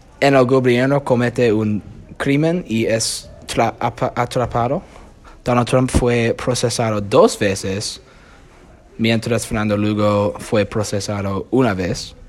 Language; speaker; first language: Spanish; non-native, learner; English